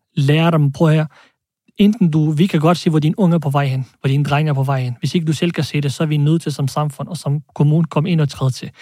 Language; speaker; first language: Danish; early bilingual, other home language; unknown